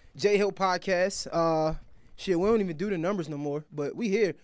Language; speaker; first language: English; native; English